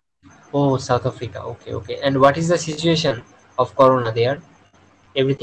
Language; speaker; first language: English; non-native, local second language; Bangla